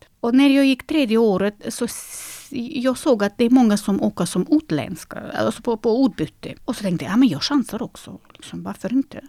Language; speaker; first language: Swedish; non-native, fluent; Russian